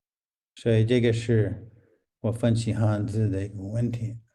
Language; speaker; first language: Chinese; non-native, fluent; English